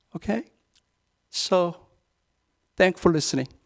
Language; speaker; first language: English; non-native, fluent; Korean